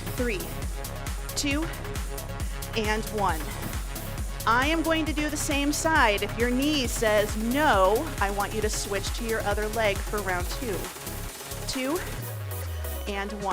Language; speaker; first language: English; native; English